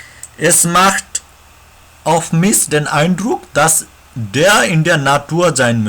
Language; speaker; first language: German; non-native, learner; Nepali